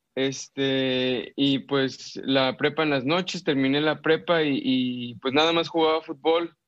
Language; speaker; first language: Spanish; native; Spanish